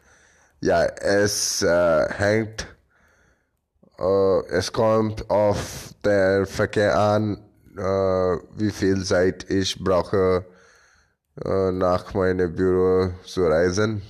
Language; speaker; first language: German; non-native, learner; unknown